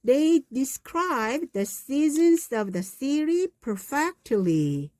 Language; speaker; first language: English; non-native, fluent; Korean